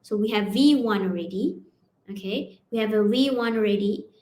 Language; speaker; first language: English; non-native, local second language; Malay